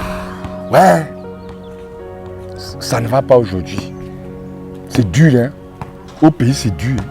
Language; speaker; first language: French; native; French